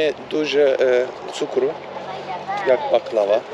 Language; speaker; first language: Polish; non-native, learner; Turkish